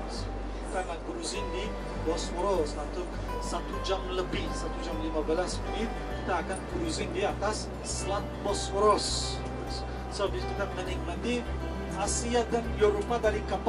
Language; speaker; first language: Indonesian; non-native, fluent; Turkish